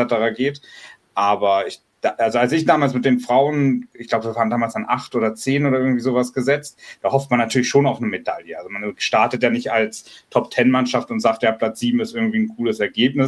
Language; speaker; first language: German; native; German